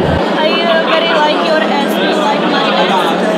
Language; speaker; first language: English; non-native, learner; Czech